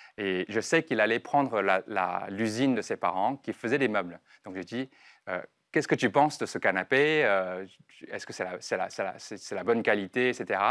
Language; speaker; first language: French; non-native, fluent; Chinese